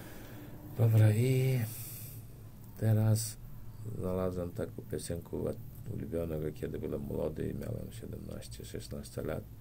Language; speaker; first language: Polish; non-native, learner; Turkmen